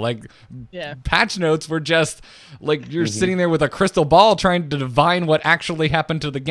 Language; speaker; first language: English; native; English